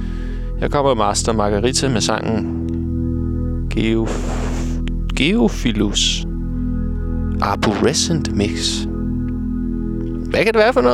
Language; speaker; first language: Danish; native; Danish